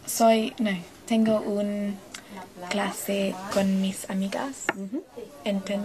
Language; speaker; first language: Spanish; non-native, learner; English